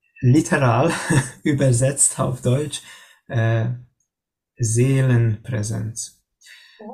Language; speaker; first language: German; non-native, learner; Hungarian